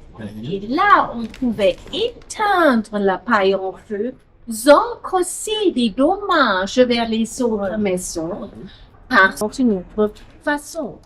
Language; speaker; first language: French; non-native, fluent; German